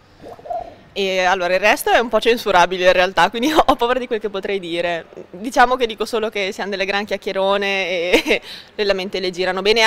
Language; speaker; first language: Italian; native; Italian